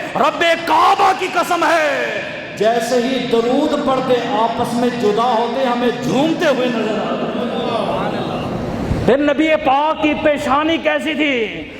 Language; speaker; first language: Urdu; non-native, local second language; Punjabi